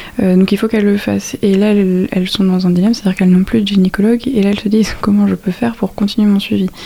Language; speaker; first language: French; native; French